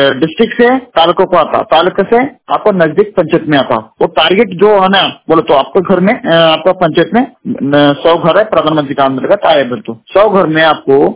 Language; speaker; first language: Hindi; non-native, local second language; Kannada